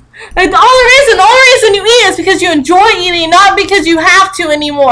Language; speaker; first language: English; native; English